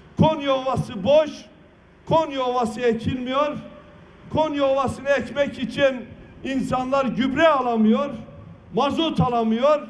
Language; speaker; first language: Turkish; non-native, local second language; Kurdish